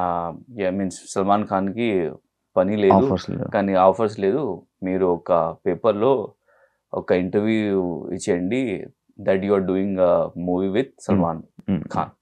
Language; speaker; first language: Telugu; non-native, learner; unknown